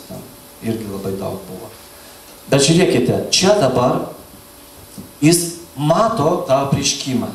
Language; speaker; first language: Lithuanian; non-native, local second language; Russian